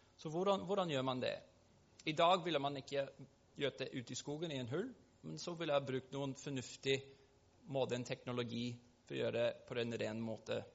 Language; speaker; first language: Norwegian; non-native, fluent; English